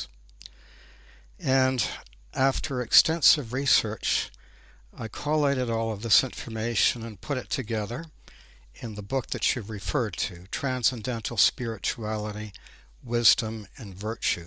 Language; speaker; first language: English; native; English